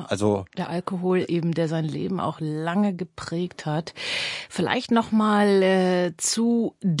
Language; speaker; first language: German; native; German